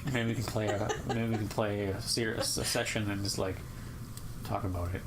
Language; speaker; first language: English; native; English